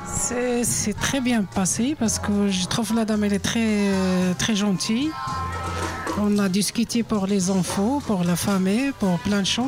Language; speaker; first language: French; non-native, learner; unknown